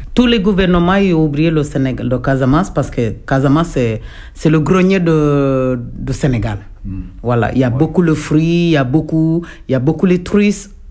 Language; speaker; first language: French; non-native, local second language; Jola-Fonyi